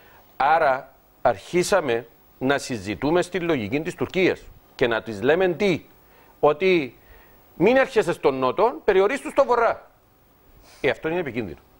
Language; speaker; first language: Greek; native; Greek